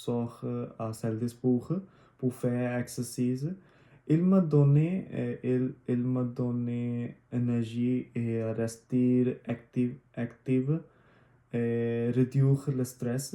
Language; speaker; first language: French; non-native, learner; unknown